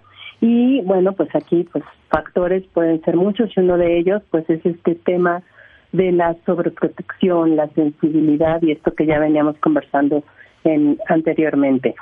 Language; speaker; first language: Spanish; native; Spanish